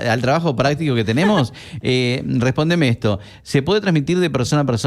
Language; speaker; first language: Spanish; native; Spanish